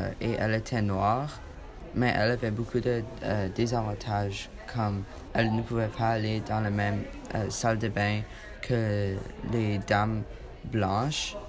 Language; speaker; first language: French; non-native, learner; English